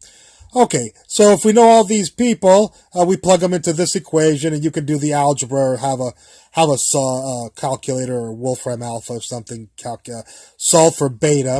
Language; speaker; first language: English; native; English